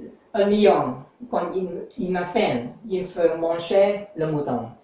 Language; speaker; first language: French; non-native, learner; English